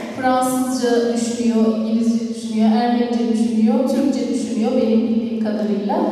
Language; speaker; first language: Turkish; native; Turkish